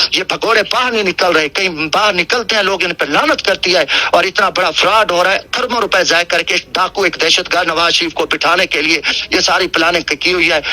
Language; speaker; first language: Urdu; non-native, local second language; Saraiki